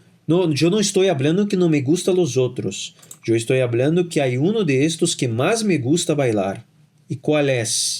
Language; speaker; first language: Spanish; non-native, fluent; Portuguese